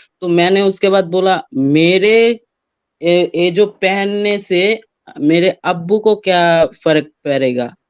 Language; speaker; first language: Hindi; non-native, fluent; Bangla